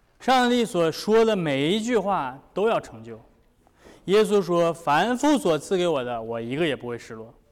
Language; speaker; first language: Chinese; native; Chinese